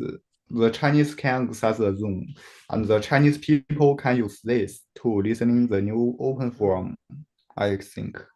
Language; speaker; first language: English; non-native, learner; Chinese